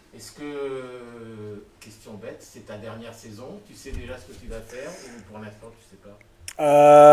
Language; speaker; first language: French; native; French